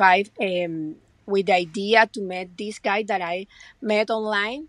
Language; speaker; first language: English; non-native, fluent; Spanish